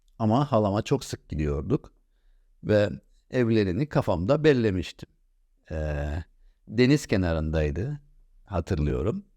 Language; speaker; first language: Turkish; native; Turkish